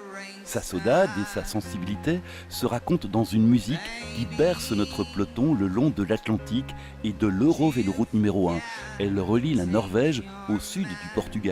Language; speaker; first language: French; native; French